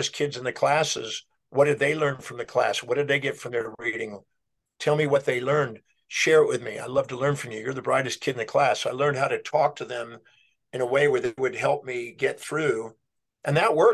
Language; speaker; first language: English; native; English